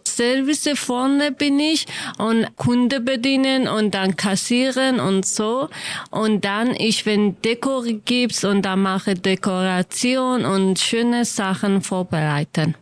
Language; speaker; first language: German; non-native, learner; Kurdish